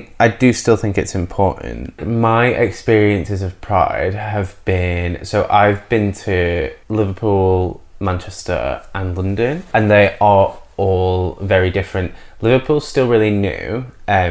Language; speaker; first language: English; native; English